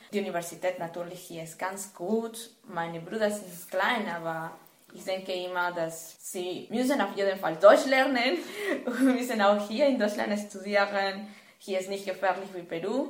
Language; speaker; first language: German; non-native, fluent; Spanish